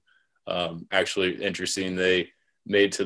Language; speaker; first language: English; native; English